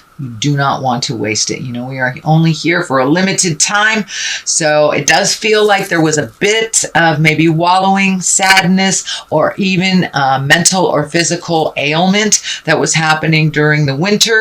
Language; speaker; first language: English; native; English